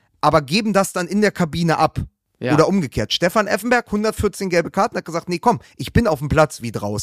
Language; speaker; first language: German; native; German